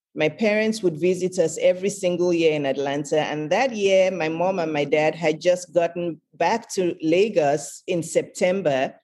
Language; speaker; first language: English; non-native, local second language; Yoruba